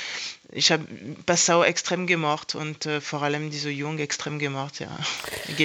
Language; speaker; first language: German; non-native, fluent; French